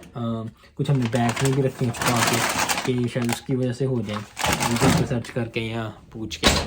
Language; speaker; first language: Urdu; native; Urdu